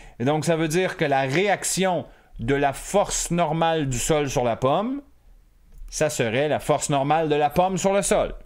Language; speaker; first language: French; native; French